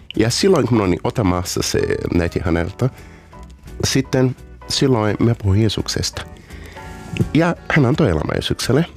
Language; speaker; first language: Finnish; non-native, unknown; Portuguese